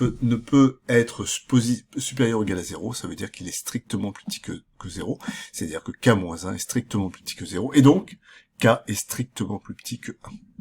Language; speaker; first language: French; native; French